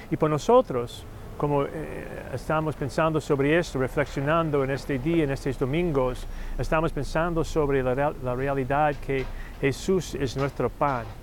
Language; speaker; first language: Spanish; non-native, fluent; English